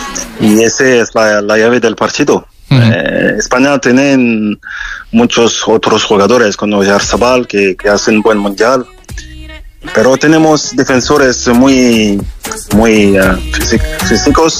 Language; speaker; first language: Spanish; non-native, fluent; French